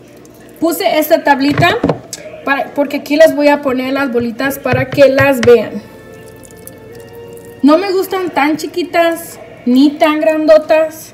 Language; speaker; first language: Spanish; early bilingual, heritage; Spanish